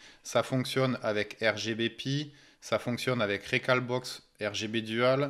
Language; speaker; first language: French; native; French